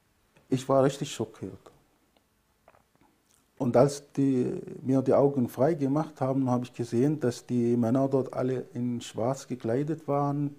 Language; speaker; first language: German; non-native, fluent; Arabic